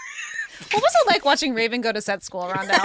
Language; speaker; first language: English; native; English